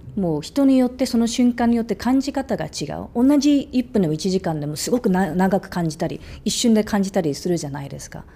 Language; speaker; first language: Japanese; early bilingual, other home language; English